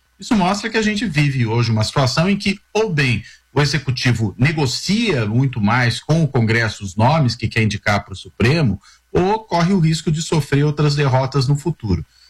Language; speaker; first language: Portuguese; native; Portuguese